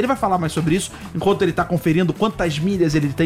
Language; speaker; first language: Portuguese; native; Portuguese